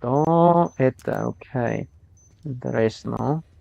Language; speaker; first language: Russian; non-native, learner; English